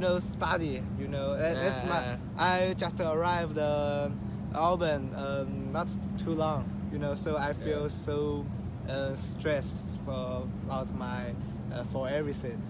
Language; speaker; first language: English; non-native, learner; Chinese